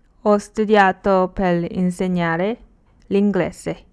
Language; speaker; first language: Italian; non-native, learner; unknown